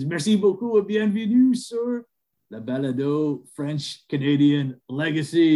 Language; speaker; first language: French; non-native, learner; English